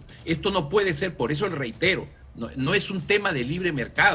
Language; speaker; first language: Spanish; native; Spanish